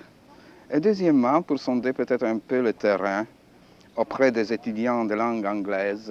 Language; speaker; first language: French; non-native, fluent; Polish